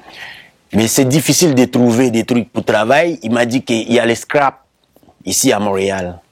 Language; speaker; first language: French; non-native, local second language; Haitian Creole